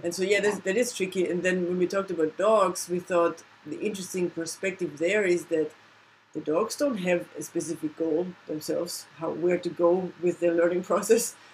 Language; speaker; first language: English; non-native, fluent; German